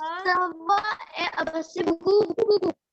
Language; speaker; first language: French; non-native, learner; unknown